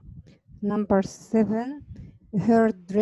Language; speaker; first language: English; non-native, learner; Arabic